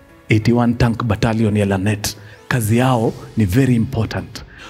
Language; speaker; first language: English; non-native, local second language; Swahili